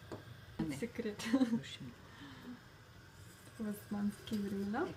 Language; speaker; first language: Russian; non-native, learner; Turkish